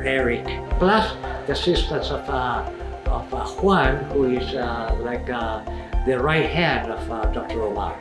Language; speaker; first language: English; non-native, local second language; Spanish